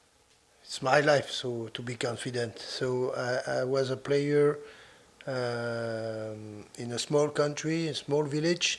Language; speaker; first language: English; non-native, fluent; French